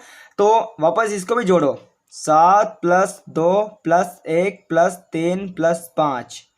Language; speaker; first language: Hindi; native; Hindi